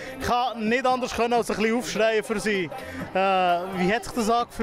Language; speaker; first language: German; native; German